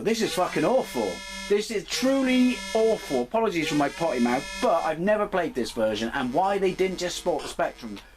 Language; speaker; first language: English; native; English